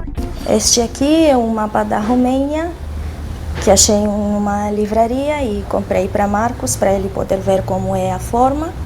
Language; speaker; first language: Portuguese; non-native, fluent; Romanian